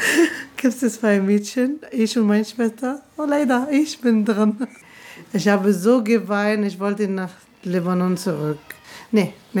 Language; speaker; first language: German; non-native, learner; Arabic